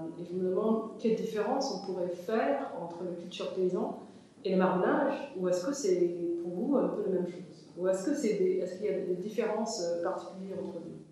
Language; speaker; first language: French; non-native, fluent; English